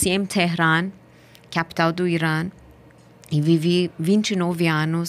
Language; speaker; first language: Portuguese; non-native, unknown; Persian